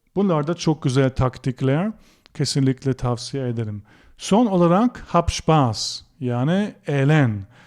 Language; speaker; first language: Turkish; non-native, fluent; German